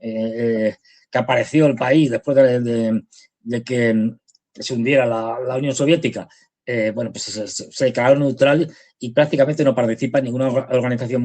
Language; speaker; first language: Spanish; native; Spanish